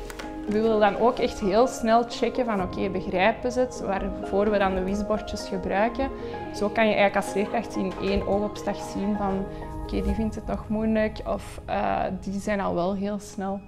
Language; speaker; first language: Dutch; native; Dutch